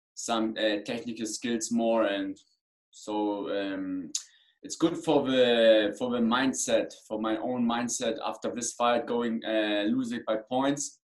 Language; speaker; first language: English; non-native, learner; German